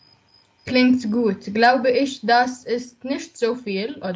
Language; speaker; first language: German; non-native, learner; Arabic